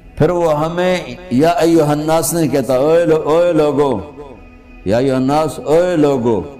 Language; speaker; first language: Urdu; non-native, local second language; Punjabi